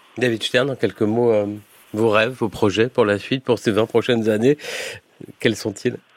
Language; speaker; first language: French; native; French